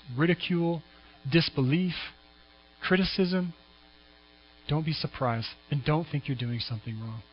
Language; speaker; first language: English; native; English